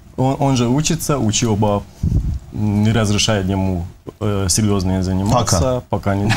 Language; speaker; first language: Russian; non-native, fluent; Persian